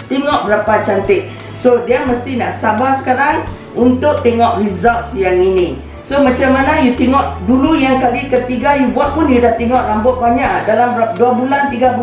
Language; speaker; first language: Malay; non-native, local second language; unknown